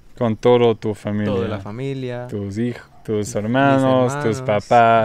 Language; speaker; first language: Spanish; non-native, learner; English